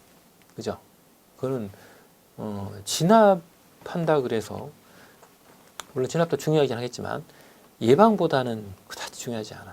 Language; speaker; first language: Korean; native; Korean